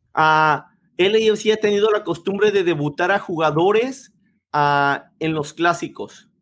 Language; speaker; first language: Spanish; native; Spanish